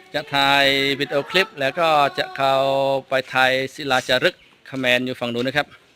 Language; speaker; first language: Thai; non-native, fluent; Khmer